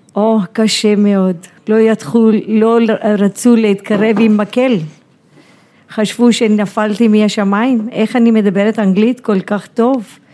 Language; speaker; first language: Hebrew; non-native, fluent; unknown